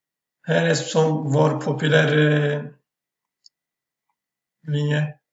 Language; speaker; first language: Norwegian; non-native, fluent; Turkish